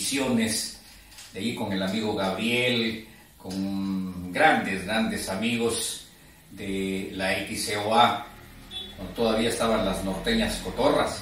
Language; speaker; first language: Spanish; native; Spanish